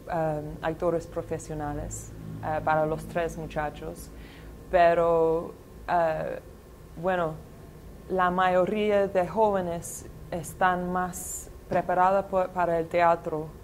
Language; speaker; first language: Spanish; non-native, fluent; English